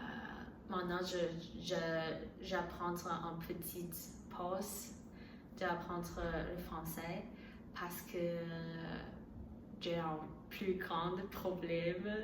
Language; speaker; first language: French; non-native, learner; Chinese